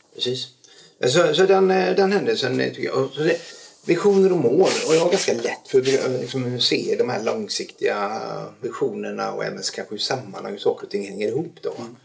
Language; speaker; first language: Swedish; native; Swedish